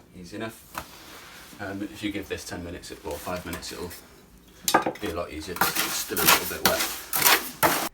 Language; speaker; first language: English; native; English